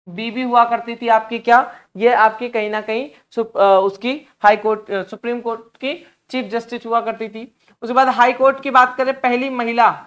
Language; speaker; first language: Hindi; native; Hindi